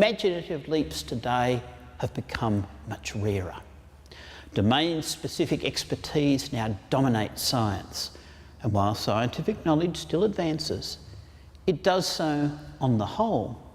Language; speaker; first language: English; native; English